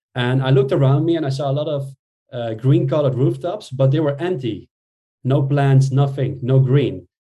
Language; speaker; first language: English; non-native, fluent; Dutch